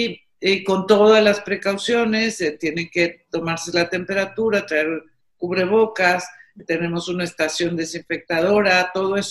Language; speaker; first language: Spanish; native; Spanish